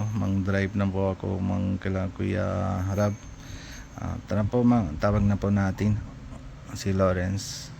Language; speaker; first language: Filipino; non-native, learner; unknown